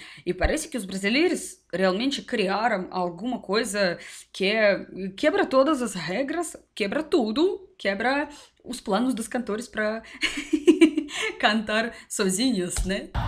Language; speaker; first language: Portuguese; non-native, learner; Russian